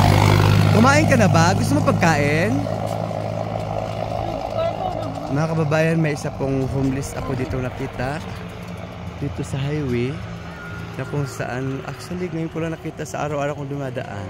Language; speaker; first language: Filipino; non-native, local second language; Cebuano